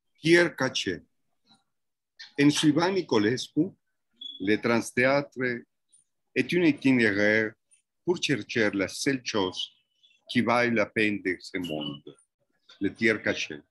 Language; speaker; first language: French; non-native, fluent; Spanish